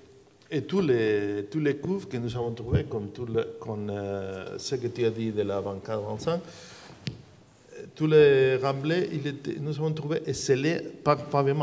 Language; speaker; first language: French; non-native, learner; Spanish